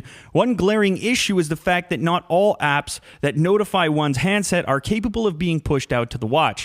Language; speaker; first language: English; native; English